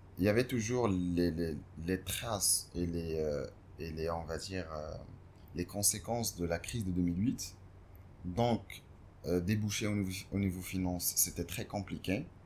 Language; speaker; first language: French; non-native, local second language; Arabic